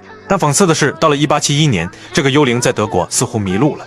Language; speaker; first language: Chinese; native; Chinese